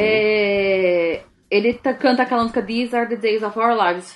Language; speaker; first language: Portuguese; native; Portuguese